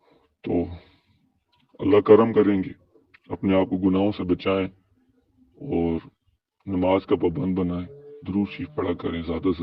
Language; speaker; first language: Urdu; native; Urdu